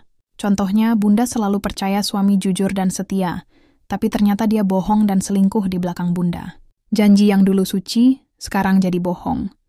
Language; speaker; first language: Indonesian; native; Indonesian